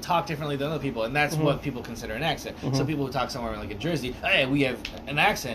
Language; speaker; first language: English; native; English